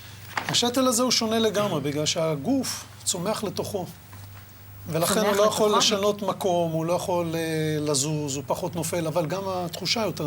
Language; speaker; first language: Hebrew; native; Hebrew